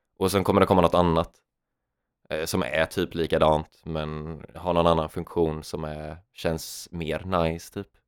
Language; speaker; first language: Swedish; native; Swedish